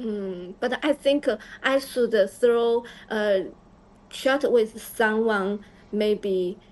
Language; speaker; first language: English; non-native, learner; Chinese